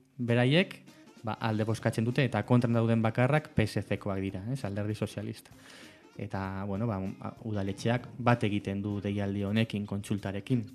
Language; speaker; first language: Basque; non-native, local second language; Spanish